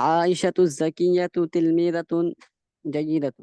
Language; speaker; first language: Arabic; non-native, learner; Bangla